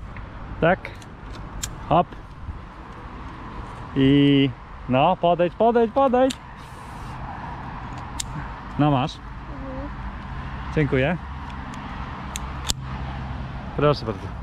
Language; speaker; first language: Polish; native; Polish